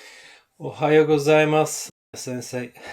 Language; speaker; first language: Japanese; non-native, fluent; Bulgarian